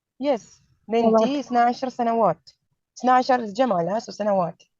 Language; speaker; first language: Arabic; non-native, fluent; Urdu